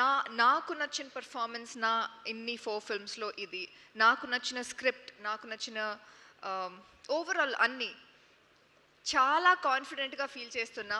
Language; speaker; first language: Telugu; non-native, fluent; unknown